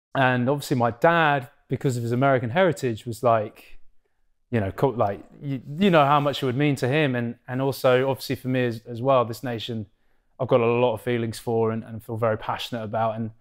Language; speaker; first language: English; native; English